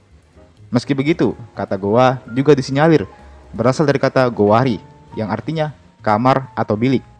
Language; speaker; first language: Indonesian; native; Indonesian